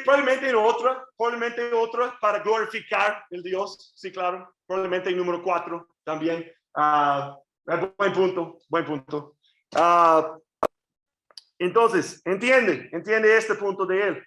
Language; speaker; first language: Spanish; non-native, learner; English